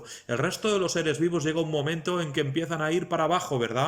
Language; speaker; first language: Spanish; native; Spanish